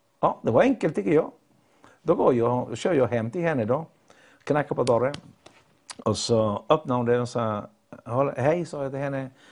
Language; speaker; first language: Swedish; non-native, fluent; Spanish